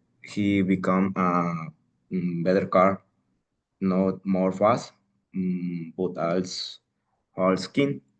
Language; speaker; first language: English; non-native, learner; Spanish